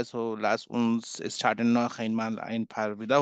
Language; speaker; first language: German; non-native, fluent; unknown